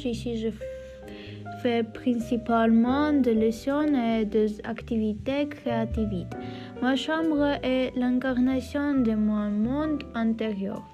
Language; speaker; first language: French; non-native, learner; Armenian